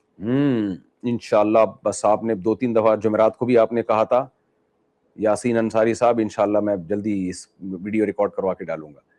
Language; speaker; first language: Urdu; native; Urdu